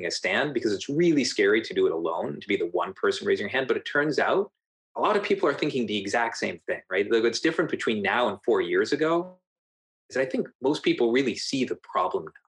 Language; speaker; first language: English; native; English